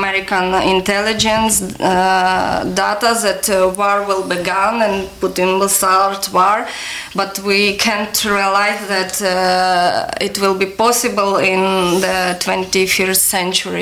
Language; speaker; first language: English; non-native, learner; Ukrainian